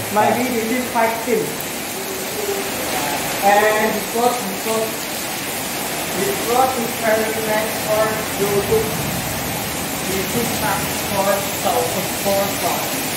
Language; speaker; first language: English; non-native, learner; Indonesian